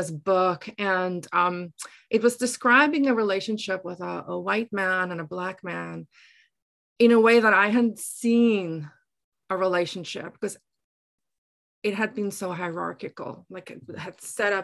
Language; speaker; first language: English; non-native, local second language; Afrikaans